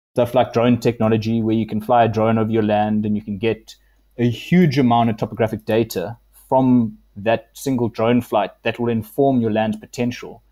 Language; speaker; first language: English; native; English